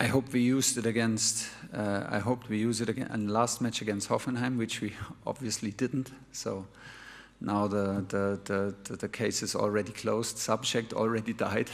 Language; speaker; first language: English; non-native, fluent; German